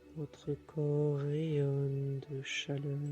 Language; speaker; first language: French; native; French